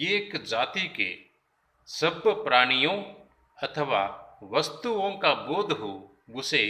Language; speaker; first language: Hindi; non-native, local second language; Kannada